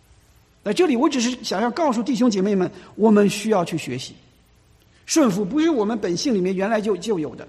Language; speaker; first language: Chinese; native; Chinese